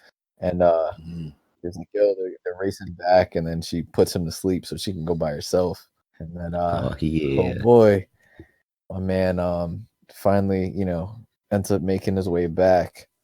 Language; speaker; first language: English; native; English